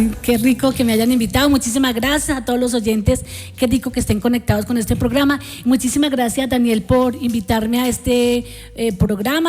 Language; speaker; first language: Spanish; native; Spanish